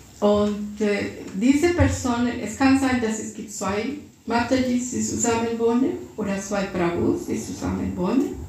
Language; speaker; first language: German; non-native, fluent; Russian